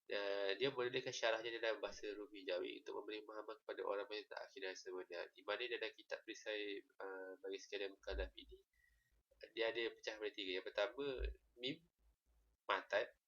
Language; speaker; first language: Malay; native; Malay